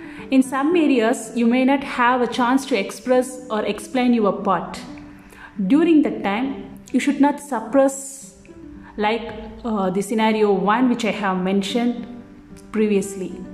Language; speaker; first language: English; non-native, local second language; Tamil